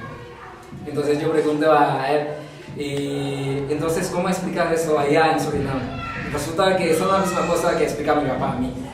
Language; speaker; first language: Spanish; non-native, fluent; Javanese